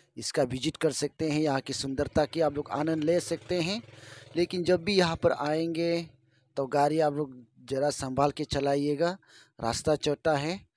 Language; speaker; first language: Hindi; non-native, local second language; Adi